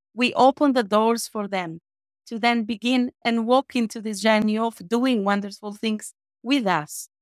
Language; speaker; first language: English; non-native, fluent; Albanian